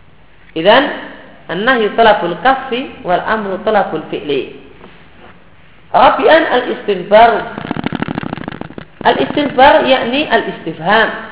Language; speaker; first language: Arabic; non-native, fluent; Indonesian